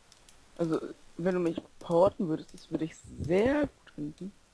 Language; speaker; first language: German; native; German